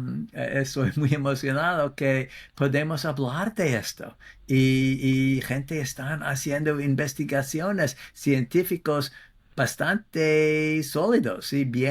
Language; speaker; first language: Spanish; non-native, fluent; English